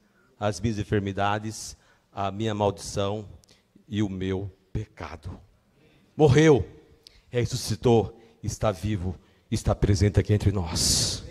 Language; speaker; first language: Portuguese; native; Portuguese